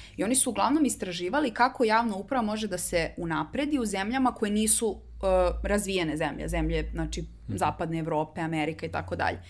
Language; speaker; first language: Serbian; native; Serbian